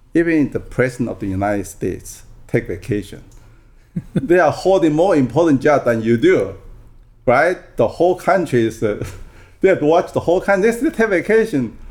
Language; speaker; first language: English; non-native, fluent; Min Nan Chinese